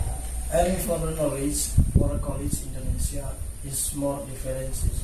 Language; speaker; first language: English; non-native, learner; Indonesian